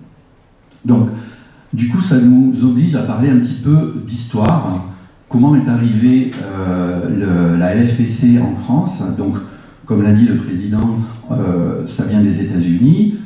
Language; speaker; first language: French; native; French